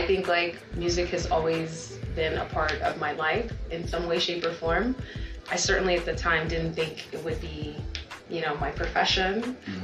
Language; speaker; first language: English; native; English